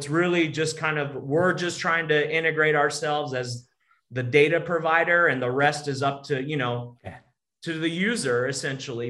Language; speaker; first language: English; native; English